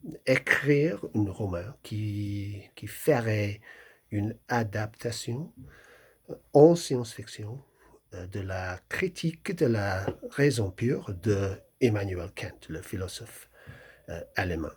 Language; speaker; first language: French; non-native, fluent; English